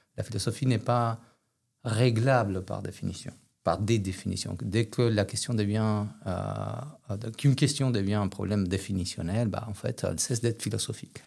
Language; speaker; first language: French; non-native, fluent; Spanish